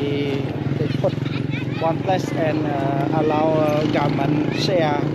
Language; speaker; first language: English; non-native, learner; Vietnamese